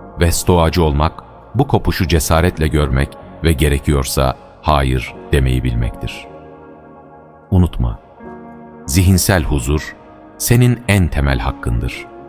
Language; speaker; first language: Turkish; native; Turkish